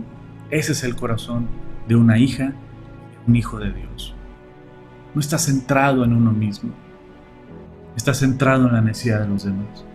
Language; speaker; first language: Spanish; native; Spanish